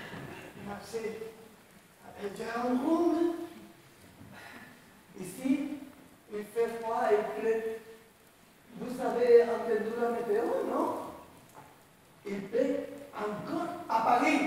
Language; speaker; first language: French; non-native, learner; Spanish